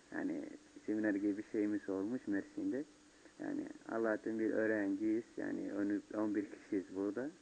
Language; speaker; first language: Turkish; non-native, learner; Somali